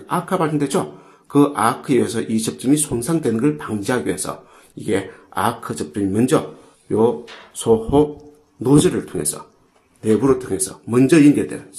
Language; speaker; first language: Korean; native; Korean